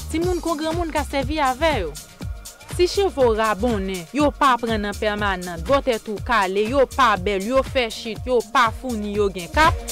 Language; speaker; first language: Haitian Creole; native; Haitian Creole